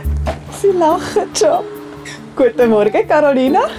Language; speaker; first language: German; native; German